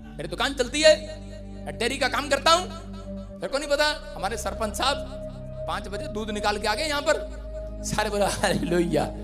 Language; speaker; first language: Hindi; non-native, local second language; Punjabi